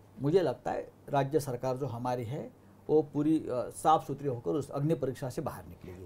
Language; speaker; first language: Hindi; non-native, local second language; Marathi